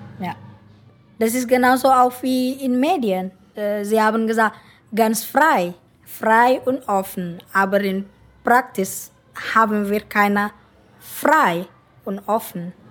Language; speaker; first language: German; non-native, learner; Indonesian